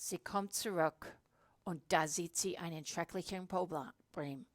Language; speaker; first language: German; non-native, learner; English